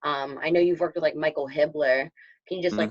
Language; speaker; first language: English; native; English